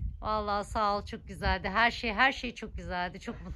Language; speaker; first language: Turkish; native; Turkish